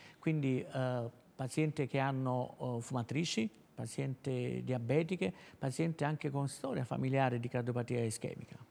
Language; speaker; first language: Italian; native; Italian